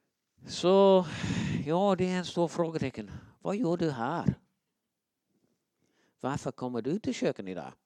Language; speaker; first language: Swedish; non-native, fluent; English